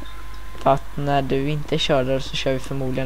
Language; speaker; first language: Swedish; native; Swedish